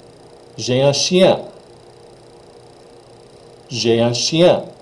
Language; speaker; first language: French; non-native, fluent; English